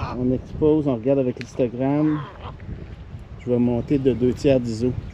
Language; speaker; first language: French; native; French